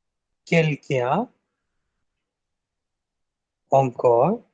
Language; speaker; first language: French; non-native, fluent; Hindi